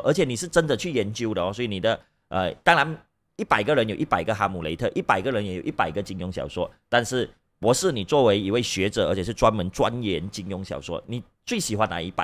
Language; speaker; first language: Chinese; native; Chinese